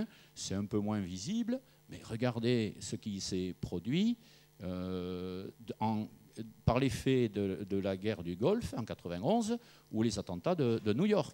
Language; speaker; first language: French; native; French